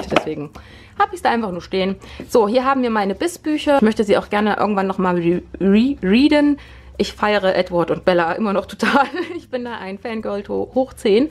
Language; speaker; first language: German; native; German